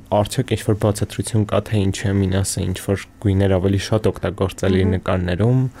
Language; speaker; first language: Armenian; native; Armenian